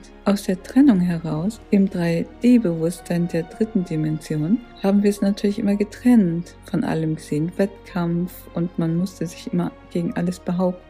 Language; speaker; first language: German; native; German